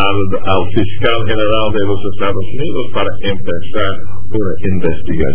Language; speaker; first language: Spanish; non-native, fluent; English